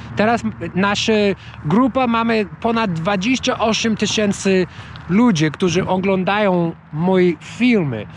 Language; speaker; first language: Polish; non-native, fluent; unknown